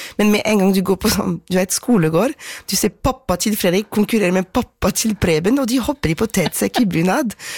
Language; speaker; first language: Norwegian; non-native, fluent; French